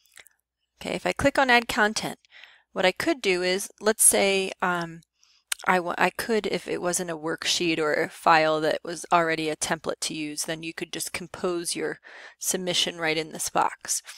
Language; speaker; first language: English; native; English